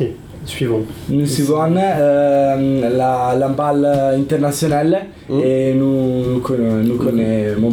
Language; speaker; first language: French; non-native, learner; Italian